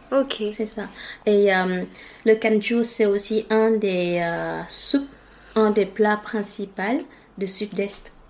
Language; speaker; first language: French; non-native, fluent; Vietnamese